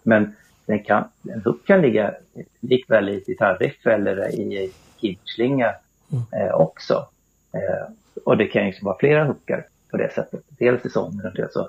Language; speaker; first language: Swedish; native; Swedish